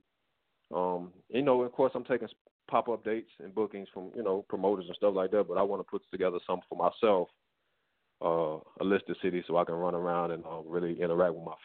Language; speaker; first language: English; native; English